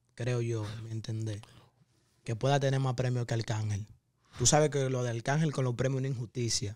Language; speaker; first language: Spanish; native; Spanish